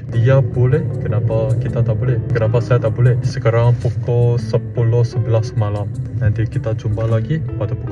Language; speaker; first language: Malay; non-native, local second language; Chinese